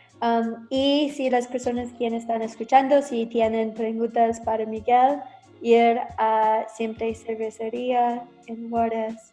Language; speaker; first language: Spanish; non-native, learner; English